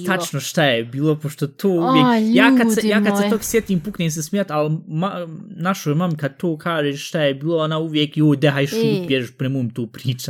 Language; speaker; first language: Bosnian; early bilingual, heritage; Bosnian